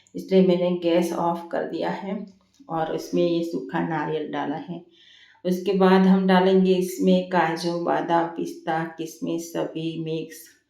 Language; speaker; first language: Hindi; non-native, local second language; Gujarati